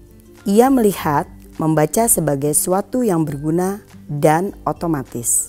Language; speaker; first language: Indonesian; native; Indonesian